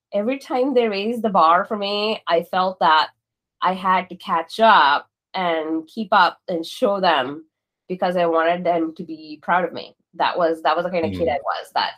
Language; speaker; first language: English; non-native, local second language; Kannada